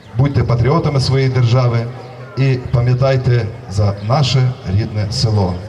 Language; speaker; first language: Ukrainian; native; Ukrainian